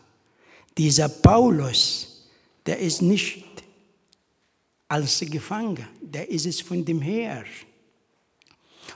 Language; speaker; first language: German; non-native, fluent; Arabic